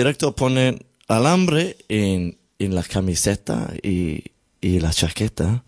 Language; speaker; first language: Spanish; non-native, learner; English